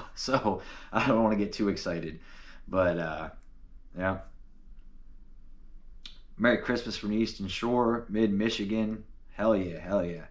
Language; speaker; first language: English; native; English